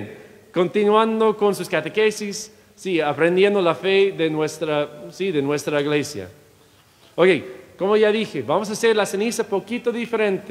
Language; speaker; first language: Spanish; non-native, fluent; English